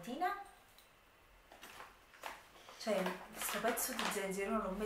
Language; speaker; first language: Italian; native; Italian